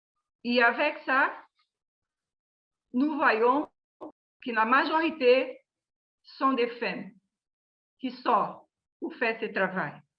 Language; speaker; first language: French; non-native, learner; Portuguese